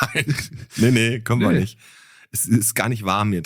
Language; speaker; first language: German; native; German